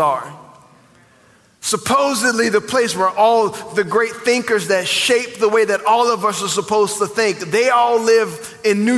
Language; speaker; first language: English; native; English